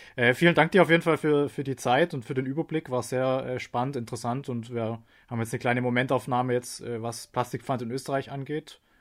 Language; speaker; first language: German; native; German